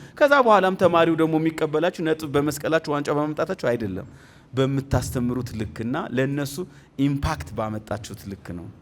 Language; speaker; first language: Amharic; native; Amharic